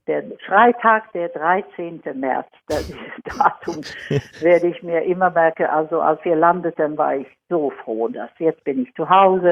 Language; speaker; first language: German; non-native, fluent; Swedish